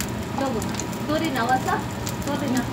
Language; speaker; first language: Korean; non-native, learner; Filipino